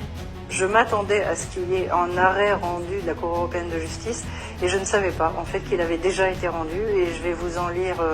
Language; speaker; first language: French; native; French